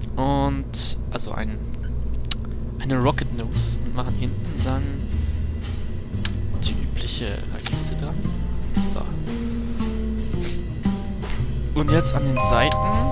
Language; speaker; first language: German; native; German